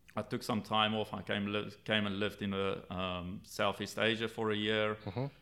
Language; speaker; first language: English; native; English